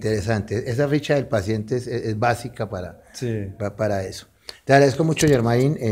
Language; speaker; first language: Spanish; native; Spanish